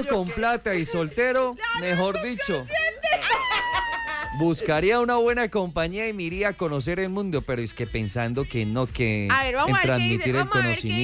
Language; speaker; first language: Spanish; native; Spanish